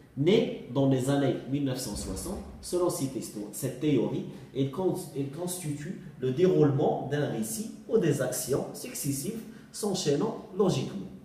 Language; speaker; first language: French; non-native, local second language; Arabic